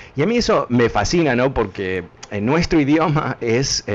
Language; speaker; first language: Spanish; early bilingual, heritage; Spanish